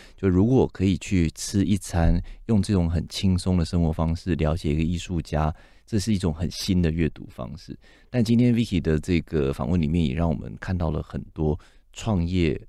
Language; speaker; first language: Chinese; native; Chinese